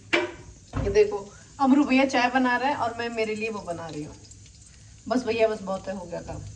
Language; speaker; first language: Hindi; native; Hindi